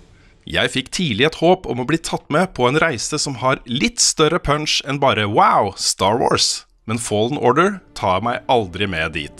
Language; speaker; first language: Norwegian; native; Norwegian